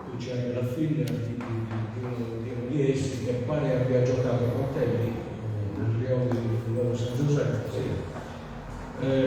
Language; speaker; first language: Italian; native; Italian